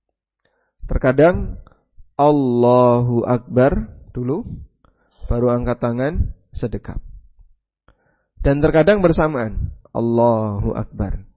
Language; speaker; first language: Indonesian; native; Indonesian